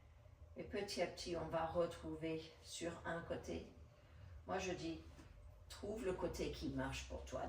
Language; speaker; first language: French; non-native, fluent; English